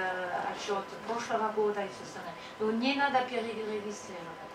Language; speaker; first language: Russian; non-native, fluent; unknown